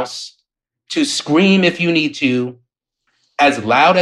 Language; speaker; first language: English; native; English